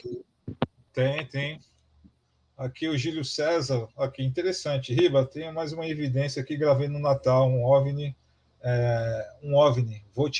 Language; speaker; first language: Portuguese; native; Portuguese